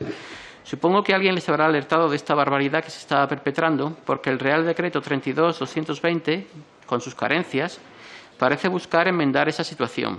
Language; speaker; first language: Spanish; native; Spanish